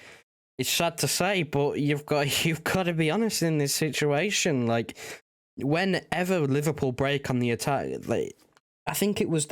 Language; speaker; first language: English; native; English